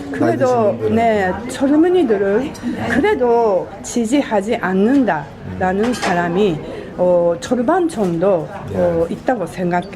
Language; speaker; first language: Korean; non-native, fluent; Japanese